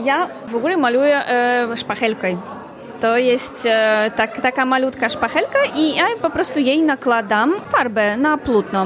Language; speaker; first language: Polish; non-native, learner; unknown